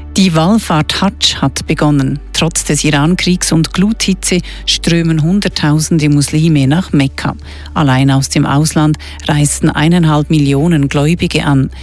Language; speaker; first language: German; native; German